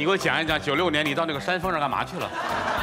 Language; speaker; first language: Chinese; native; Chinese